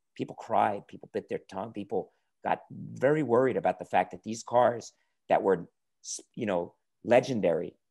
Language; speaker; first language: English; native; English